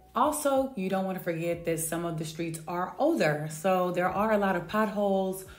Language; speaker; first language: English; native; English